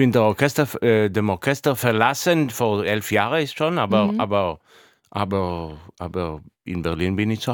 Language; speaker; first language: German; non-native, fluent; Hebrew